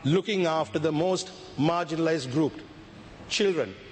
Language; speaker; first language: English; non-native, local second language; Sinhala